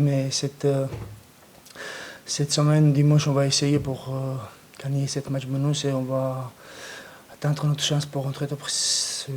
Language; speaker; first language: French; non-native, learner; Georgian